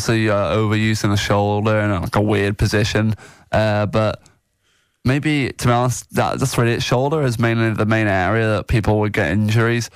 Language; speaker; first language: English; native; English